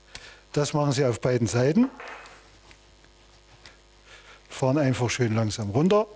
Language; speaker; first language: German; native; German